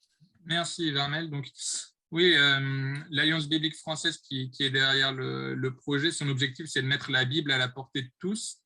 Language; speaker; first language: French; native; French